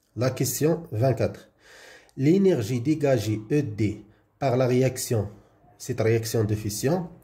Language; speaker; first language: French; non-native, local second language; Arabic